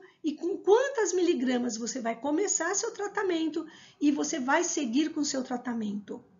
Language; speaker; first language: Portuguese; native; Portuguese